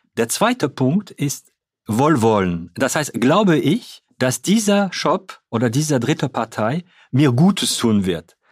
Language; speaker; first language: German; non-native, fluent; French